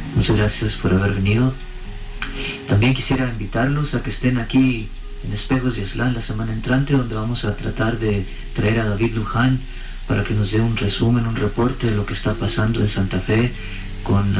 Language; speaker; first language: Spanish; early bilingual, heritage; Spanish